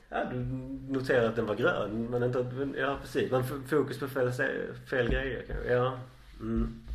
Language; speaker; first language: Swedish; native; Swedish